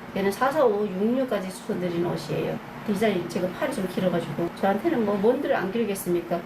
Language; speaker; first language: Korean; native; Korean